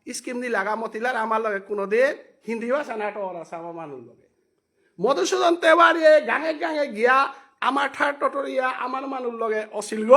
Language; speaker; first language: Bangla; non-native, local second language; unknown